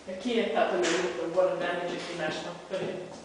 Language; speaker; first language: Portuguese; native; Portuguese